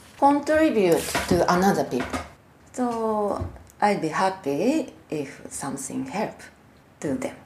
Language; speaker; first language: English; non-native, learner; Japanese